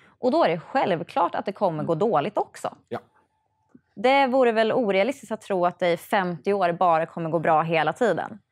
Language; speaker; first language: Swedish; native; Swedish